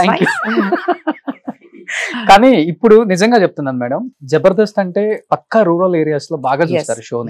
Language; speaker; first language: Telugu; native; Telugu